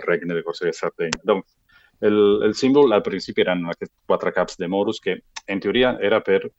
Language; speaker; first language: Catalan; non-native, local second language; Italian